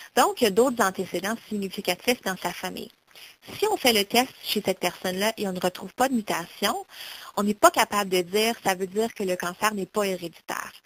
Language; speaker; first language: French; native; French